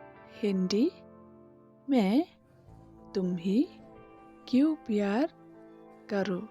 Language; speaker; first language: Hindi; non-native, local second language; Khasi